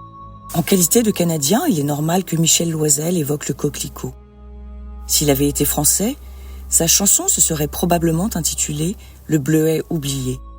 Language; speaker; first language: French; native; French